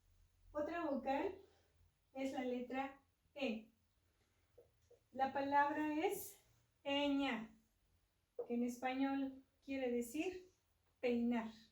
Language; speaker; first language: Spanish; non-native, local second language; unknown